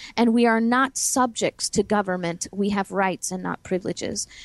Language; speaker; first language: English; native; English